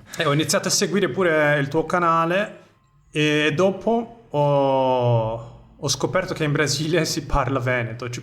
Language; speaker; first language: Italian; non-native, fluent; Portuguese